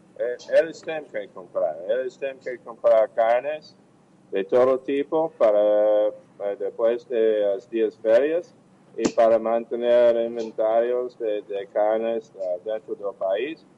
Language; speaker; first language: Portuguese; non-native, learner; English